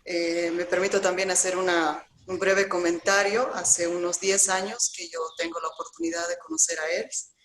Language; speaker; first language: Spanish; native; Spanish